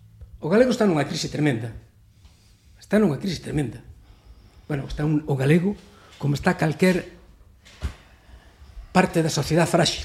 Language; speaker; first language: Galician; native; Galician